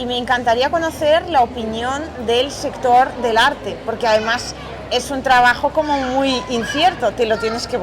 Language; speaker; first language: Spanish; non-native, fluent; Russian